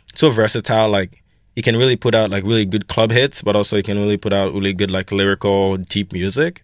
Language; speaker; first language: English; non-native, fluent; Haitian Creole